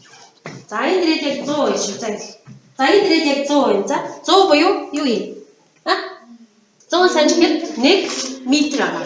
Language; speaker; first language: Mongolian; native; Mongolian